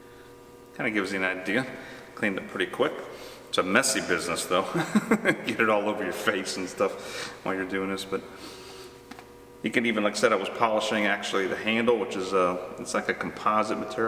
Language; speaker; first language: English; native; English